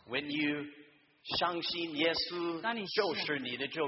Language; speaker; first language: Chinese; early bilingual, heritage; Chinese